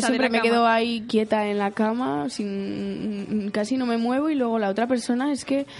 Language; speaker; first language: Spanish; native; Spanish